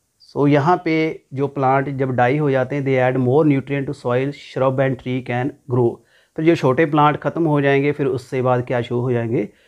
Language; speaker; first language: Hindi; non-native, local second language; Punjabi